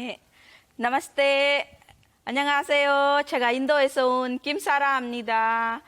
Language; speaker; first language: Korean; non-native, learner; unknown